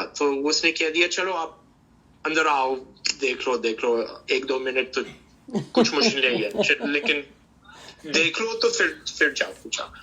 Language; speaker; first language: Hindi; early bilingual, heritage; Hindi